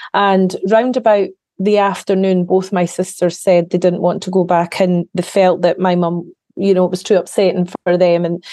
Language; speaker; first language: English; native; English